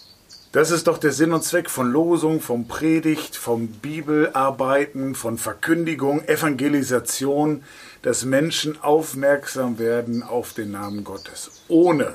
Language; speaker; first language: German; native; German